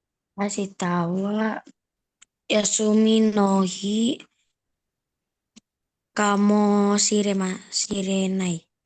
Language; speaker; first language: Japanese; non-native, learner; Indonesian